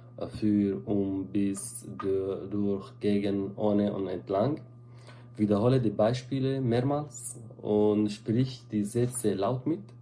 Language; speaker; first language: German; non-native, fluent; Arabic